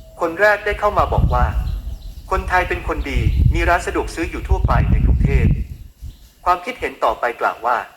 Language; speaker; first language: Thai; native; Thai